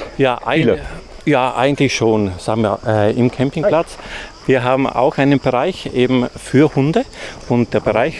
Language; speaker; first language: German; native; German